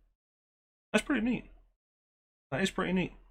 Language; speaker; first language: English; native; English